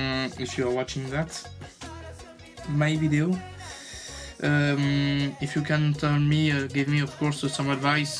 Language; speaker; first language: English; non-native, learner; French